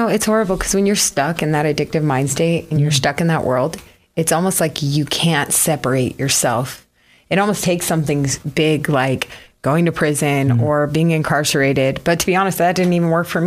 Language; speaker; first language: English; native; English